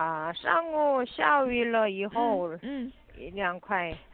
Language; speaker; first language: Chinese; non-native, learner; Korean